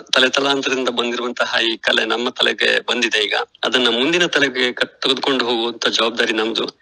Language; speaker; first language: Kannada; native; Kannada